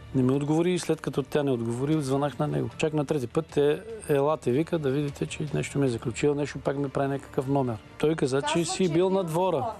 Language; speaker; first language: Bulgarian; native; Bulgarian